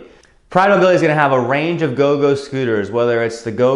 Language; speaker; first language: English; native; English